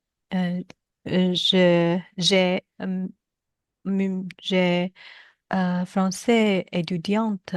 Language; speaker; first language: French; non-native, learner; Chinese